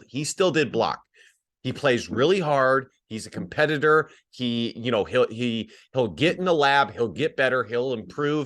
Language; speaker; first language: English; native; English